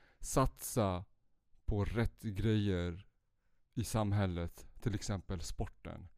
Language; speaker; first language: Swedish; early bilingual, other home language; Central Kurdish